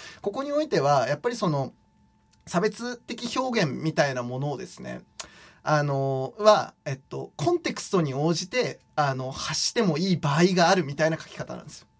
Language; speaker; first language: Japanese; native; Japanese